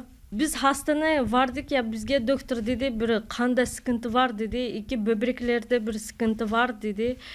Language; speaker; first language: Turkish; non-native, learner; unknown